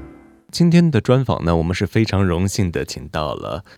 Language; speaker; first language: Chinese; native; Chinese